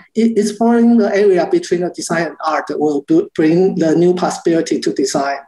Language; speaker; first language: English; non-native, learner; Chinese